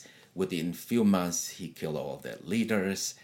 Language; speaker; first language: English; non-native, fluent; Tigrinya